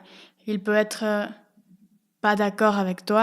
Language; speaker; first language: French; non-native, fluent; Spanish